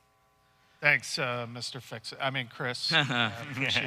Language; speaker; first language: English; native; English